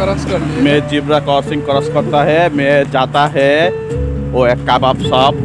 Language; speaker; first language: Hindi; non-native, learner; Nepali